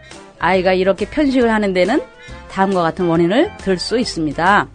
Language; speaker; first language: Korean; native; Korean